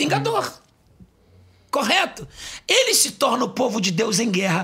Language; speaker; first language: Portuguese; native; Portuguese